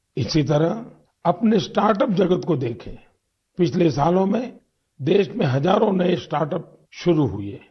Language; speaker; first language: Hindi; non-native, local second language; Gujarati